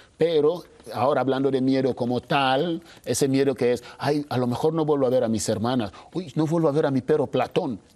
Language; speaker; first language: Spanish; non-native, local second language; Fang